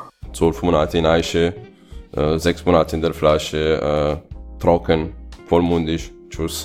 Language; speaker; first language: German; non-native, fluent; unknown